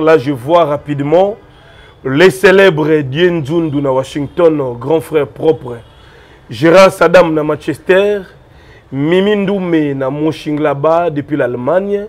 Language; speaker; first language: French; non-native, local second language; Lingala